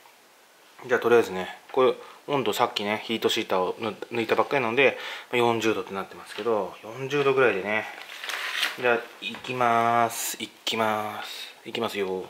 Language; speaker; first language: Japanese; native; Japanese